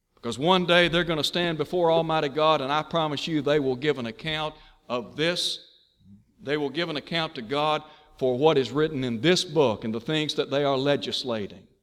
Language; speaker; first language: English; native; English